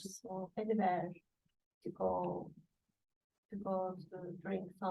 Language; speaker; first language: English; non-native, learner; Turkish